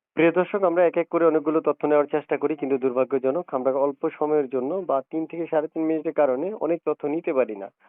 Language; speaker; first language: Bangla; native; Bangla